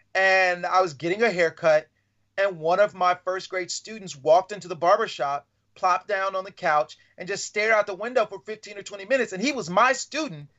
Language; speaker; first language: English; native; English